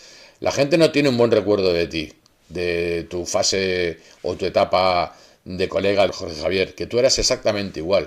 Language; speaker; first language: Spanish; native; Spanish